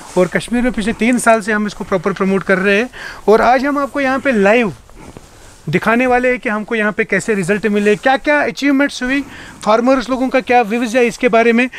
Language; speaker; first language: Hindi; non-native, local second language; Kashmiri